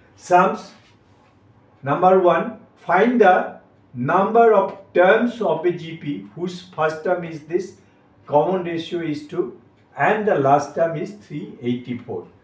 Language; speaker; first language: English; non-native, local second language; Bangla